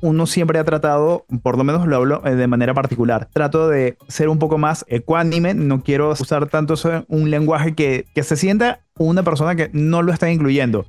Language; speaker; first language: Spanish; native; Spanish